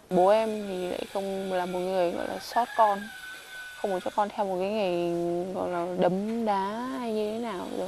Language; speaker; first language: Vietnamese; non-native, local second language; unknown